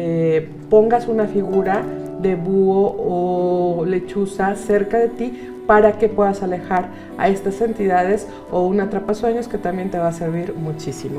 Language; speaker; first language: Spanish; native; Spanish